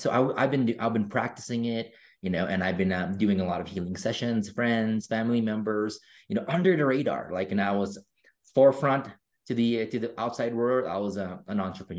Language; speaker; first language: English; non-native, local second language; Filipino